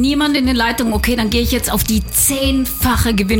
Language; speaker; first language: German; native; German